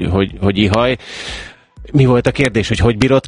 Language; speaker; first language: Hungarian; native; Hungarian